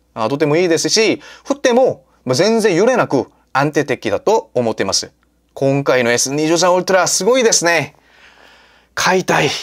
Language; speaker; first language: Japanese; non-native, fluent; Korean